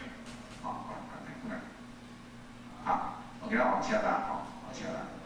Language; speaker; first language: Chinese; native; Chinese